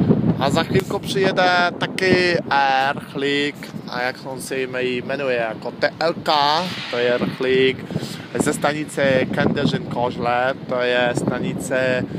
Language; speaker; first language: Czech; non-native, learner; Polish